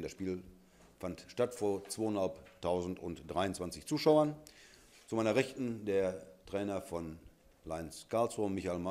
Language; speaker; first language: German; native; German